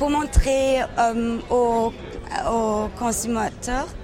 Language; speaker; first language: French; non-native, local second language; Dutch